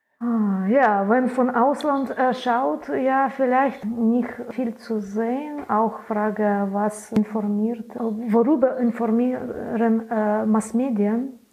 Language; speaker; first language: German; non-native, learner; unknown